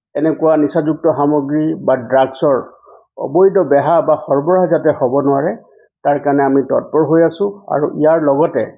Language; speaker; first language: Assamese; native; Assamese